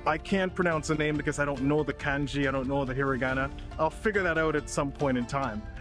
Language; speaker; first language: English; native; English